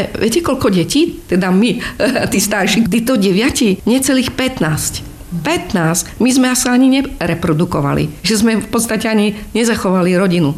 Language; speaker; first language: Slovak; non-native, local second language; Romany